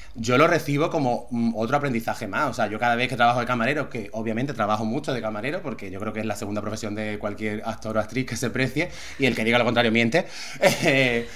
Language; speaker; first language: Spanish; native; Spanish